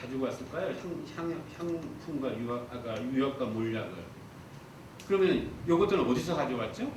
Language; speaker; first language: Korean; native; Korean